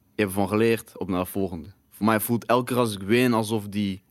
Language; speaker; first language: Dutch; native; Dutch